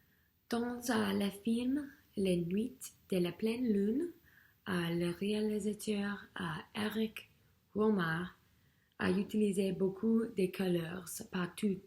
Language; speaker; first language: French; non-native, learner; English